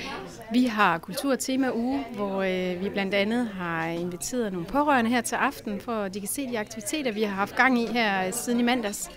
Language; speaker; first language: Danish; native; Danish